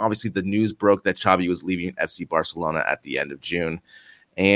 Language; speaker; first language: English; native; English